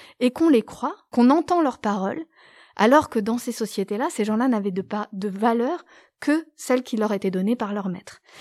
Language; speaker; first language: French; native; French